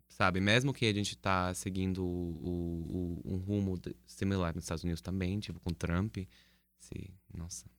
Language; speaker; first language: Portuguese; non-native, fluent; English